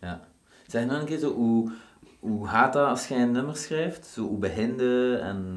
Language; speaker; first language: Dutch; native; Dutch